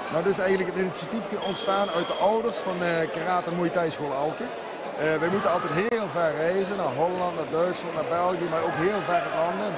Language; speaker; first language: Dutch; native; Dutch